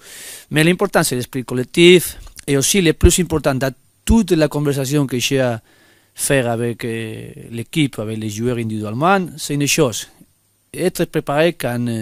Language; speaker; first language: French; non-native, fluent; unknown